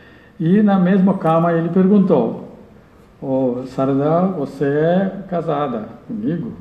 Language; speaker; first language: Portuguese; non-native, learner; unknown